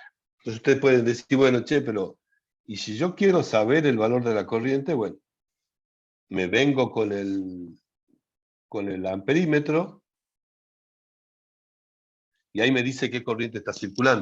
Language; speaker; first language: Spanish; native; Spanish